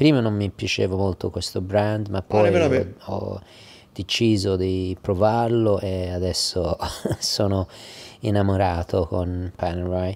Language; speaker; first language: Italian; early bilingual, heritage; English